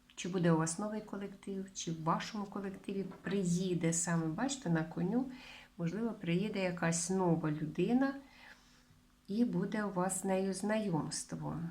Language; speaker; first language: Ukrainian; non-native, local second language; Russian